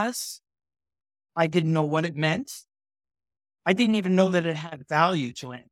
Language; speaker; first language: English; native; English